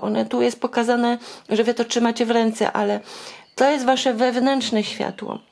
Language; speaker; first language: Polish; native; Polish